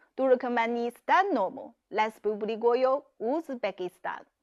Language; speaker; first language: Ukrainian; non-native, fluent; Chinese